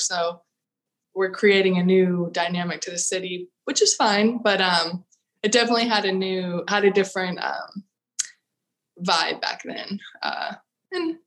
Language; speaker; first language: English; native; English